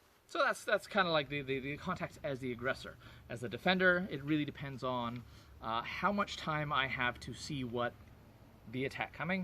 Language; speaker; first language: English; native; English